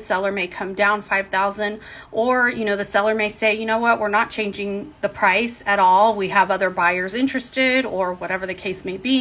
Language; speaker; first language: English; native; English